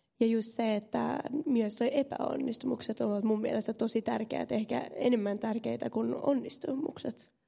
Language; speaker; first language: Finnish; non-native, local second language; Swedish